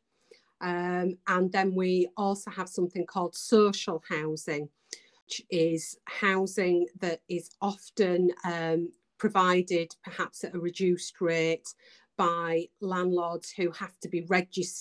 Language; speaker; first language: English; native; English